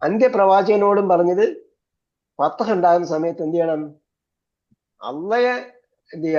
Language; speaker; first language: Malayalam; native; Malayalam